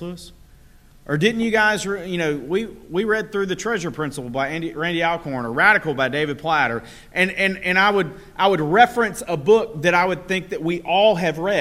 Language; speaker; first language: English; native; English